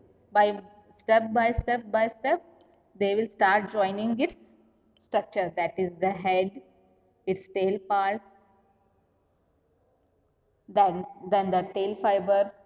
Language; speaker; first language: English; non-native, local second language; Kannada